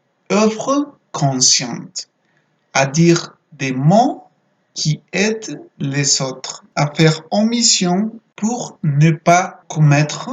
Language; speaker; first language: French; non-native, fluent; Spanish